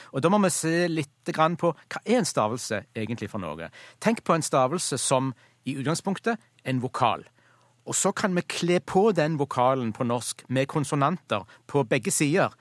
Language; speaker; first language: Norwegian; native; Norwegian